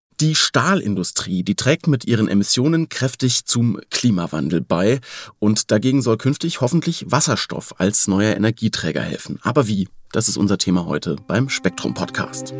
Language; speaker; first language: German; native; German